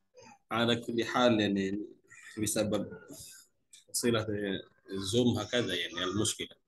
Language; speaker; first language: Arabic; non-native, learner; Indonesian